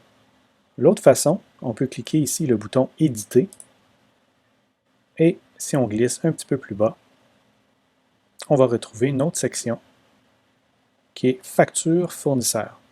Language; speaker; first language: French; native; French